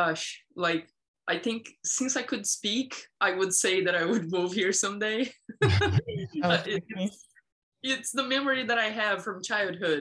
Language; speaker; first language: English; non-native, fluent; Portuguese